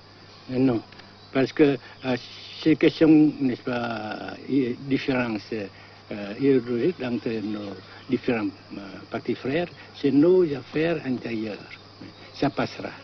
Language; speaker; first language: French; non-native, fluent; Vietnamese